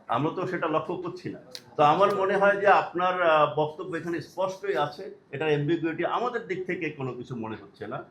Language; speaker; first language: Bangla; non-native, local second language; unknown